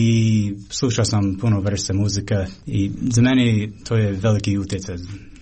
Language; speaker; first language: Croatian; non-native, fluent; English